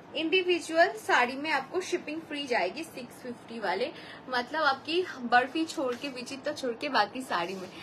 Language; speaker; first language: Hindi; non-native, local second language; Bangla